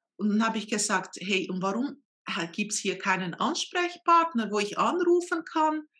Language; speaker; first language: German; non-native, fluent; Portuguese